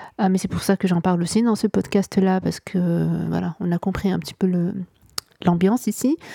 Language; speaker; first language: French; non-native, local second language; Arabic